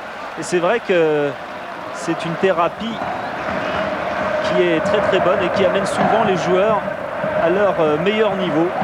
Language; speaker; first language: French; native; French